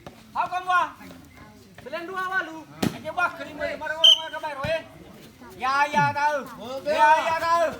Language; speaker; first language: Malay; non-native, local second language; Nias